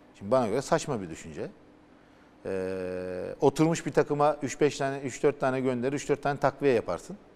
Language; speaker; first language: Turkish; native; Turkish